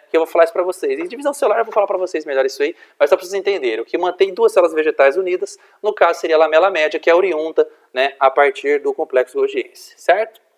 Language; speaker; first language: Portuguese; native; Portuguese